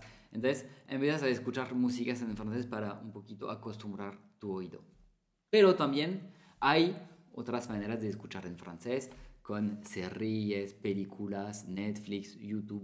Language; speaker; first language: Spanish; non-native, fluent; French